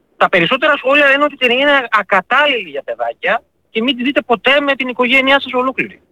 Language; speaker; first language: Greek; native; Greek